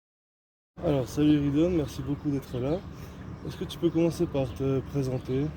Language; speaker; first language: French; native; French